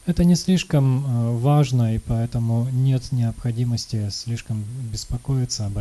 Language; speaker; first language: Russian; native; Russian